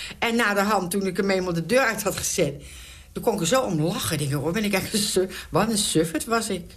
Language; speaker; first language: Dutch; native; Dutch